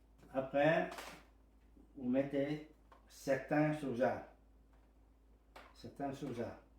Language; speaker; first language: French; non-native, learner; Vietnamese